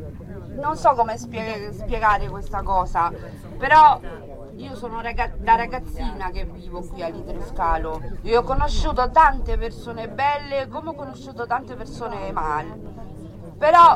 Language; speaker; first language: Italian; early bilingual, other home language; Spanish